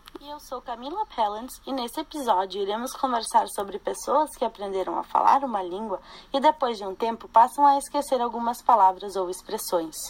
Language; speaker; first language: Portuguese; non-native, local second language; German